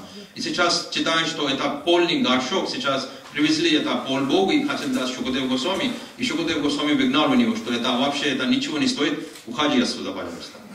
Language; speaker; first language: Russian; non-native, learner; Hindi